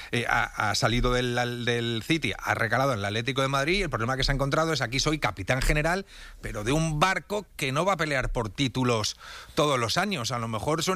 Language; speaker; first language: Spanish; native; Spanish